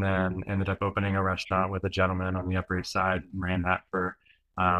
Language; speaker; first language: English; native; English